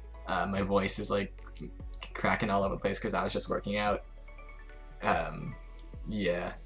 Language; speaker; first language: English; native; English